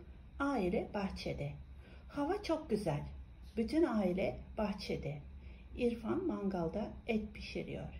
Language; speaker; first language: Turkish; non-native, fluent; Kazakh